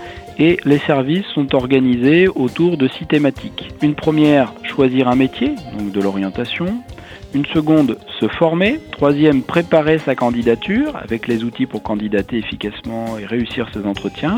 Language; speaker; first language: French; native; French